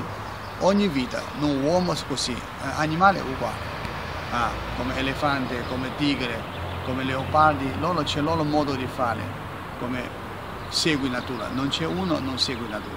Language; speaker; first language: Italian; non-native, learner; Chinese